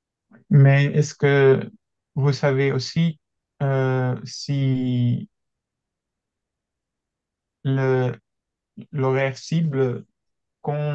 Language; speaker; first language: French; non-native, local second language; Dutch